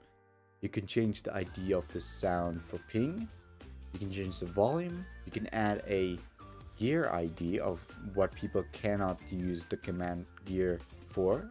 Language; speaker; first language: English; native; English